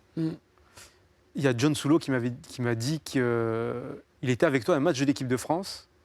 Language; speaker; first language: French; native; French